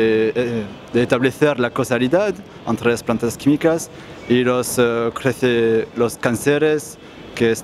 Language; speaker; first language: Spanish; non-native, learner; French